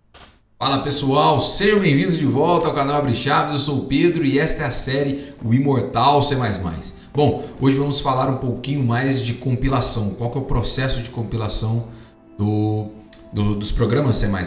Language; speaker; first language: Portuguese; native; Portuguese